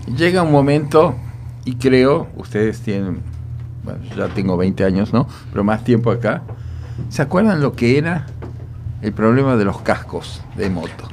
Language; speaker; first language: Spanish; native; Spanish